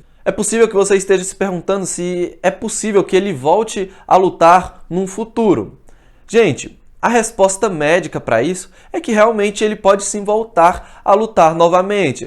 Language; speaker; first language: Portuguese; native; Portuguese